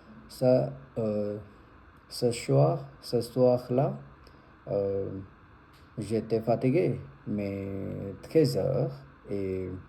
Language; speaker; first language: French; non-native, learner; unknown